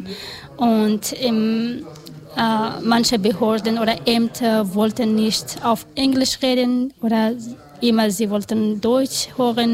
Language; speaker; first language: German; non-native, learner; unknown